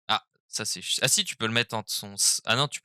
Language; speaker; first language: French; native; French